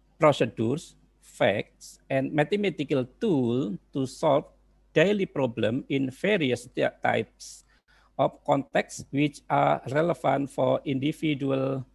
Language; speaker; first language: English; non-native, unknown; Indonesian